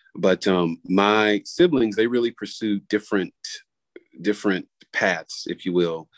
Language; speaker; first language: English; native; English